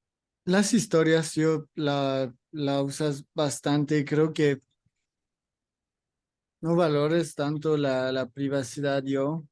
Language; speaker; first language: Spanish; non-native, learner; English